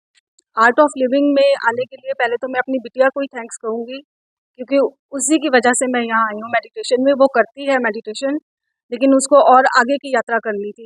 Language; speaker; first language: Hindi; native; Hindi